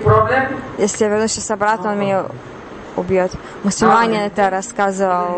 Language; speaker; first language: Russian; non-native, learner; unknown